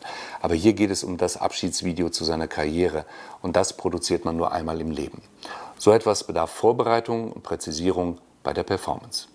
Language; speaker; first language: German; native; German